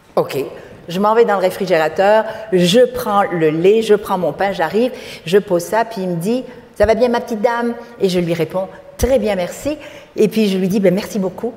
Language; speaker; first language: French; native; French